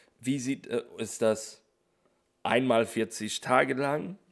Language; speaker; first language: German; non-native, fluent; English